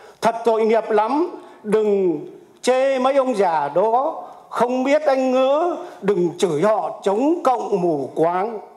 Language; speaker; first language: Vietnamese; native; Vietnamese